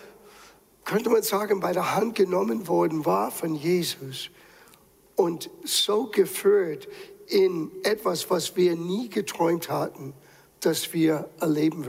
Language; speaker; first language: German; non-native, fluent; English